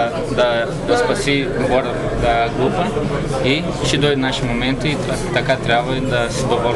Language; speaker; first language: Bulgarian; non-native, learner; Portuguese